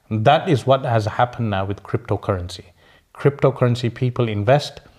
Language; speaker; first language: English; native; English